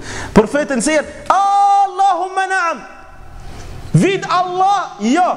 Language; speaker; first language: Swedish; non-native, fluent; Arabic